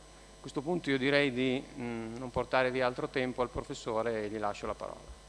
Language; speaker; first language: Italian; native; Italian